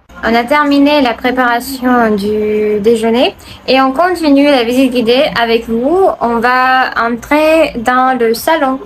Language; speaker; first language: French; non-native, fluent; Russian